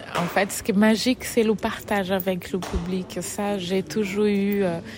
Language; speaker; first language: French; non-native, fluent; Portuguese